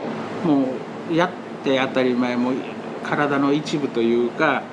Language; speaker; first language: Japanese; native; Japanese